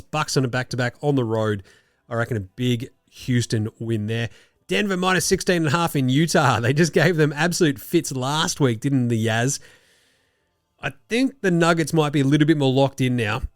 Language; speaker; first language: English; native; English